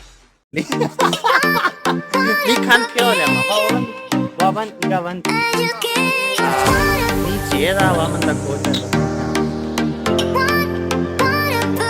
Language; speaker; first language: Chinese; non-native, learner; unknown